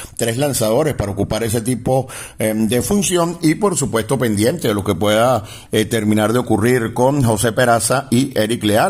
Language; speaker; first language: Spanish; native; Spanish